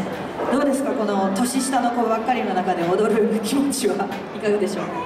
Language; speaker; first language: Japanese; native; Japanese